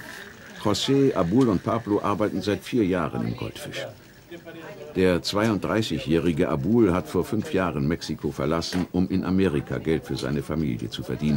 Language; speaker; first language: German; native; German